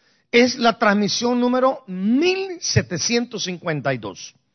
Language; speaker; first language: Spanish; native; Spanish